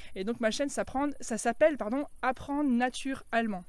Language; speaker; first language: French; native; French